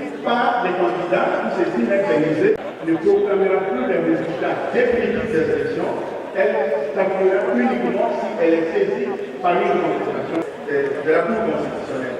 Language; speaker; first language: French; native; French